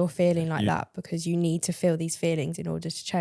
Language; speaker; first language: English; native; English